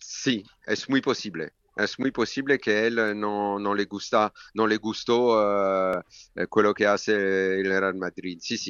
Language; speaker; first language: Spanish; non-native, learner; French